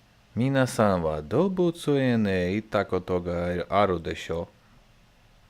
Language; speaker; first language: Japanese; non-native, learner; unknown